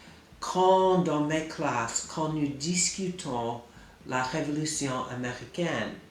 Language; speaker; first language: French; non-native, fluent; English